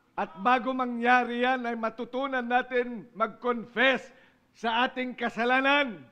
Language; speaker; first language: Filipino; non-native, local second language; Iloko